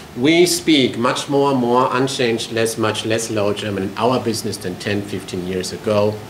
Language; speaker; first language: English; non-native, fluent; German